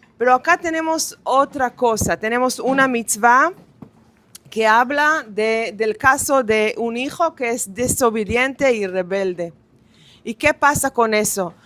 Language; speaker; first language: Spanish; non-native, fluent; Hebrew